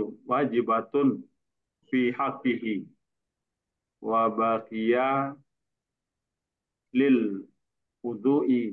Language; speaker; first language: Arabic; non-native, learner; Indonesian